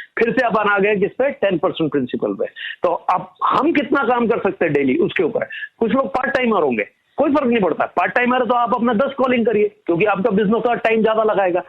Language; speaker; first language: Hindi; native; Hindi